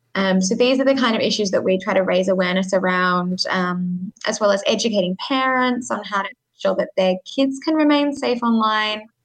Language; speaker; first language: English; native; English